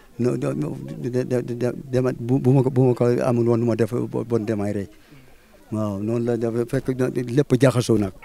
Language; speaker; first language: Wolof; non-native, local second language; Fula